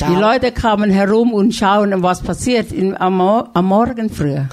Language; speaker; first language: German; non-native, fluent; Thai